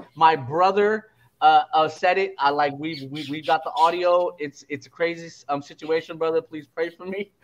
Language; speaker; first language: English; native; English